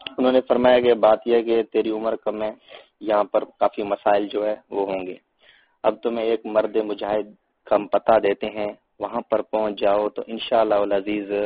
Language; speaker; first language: Urdu; non-native, local second language; Sindhi